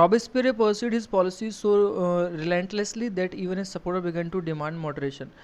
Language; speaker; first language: English; non-native, local second language; Hindi